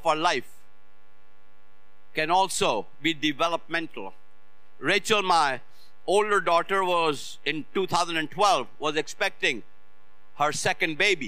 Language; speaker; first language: English; non-native, local second language; Hindi